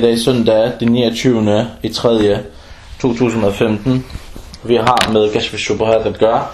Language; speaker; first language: Danish; early bilingual, other home language; Arabic